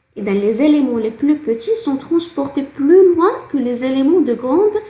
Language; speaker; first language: French; non-native, local second language; Arabic